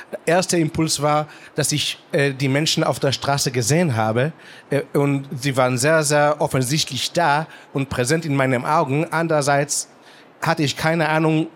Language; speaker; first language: German; non-native, fluent; Hebrew